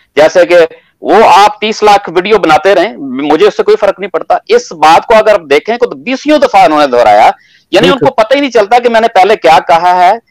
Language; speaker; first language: Urdu; non-native, local second language; Punjabi